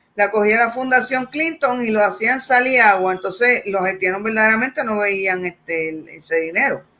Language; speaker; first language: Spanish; native; Spanish